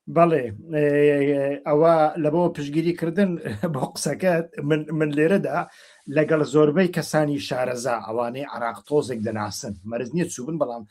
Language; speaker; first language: Central Kurdish; native; Central Kurdish